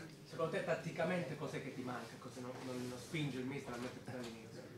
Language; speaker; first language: Italian; native; Italian